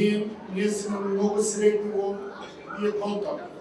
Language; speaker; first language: Macedonian; early bilingual, heritage; Macedonian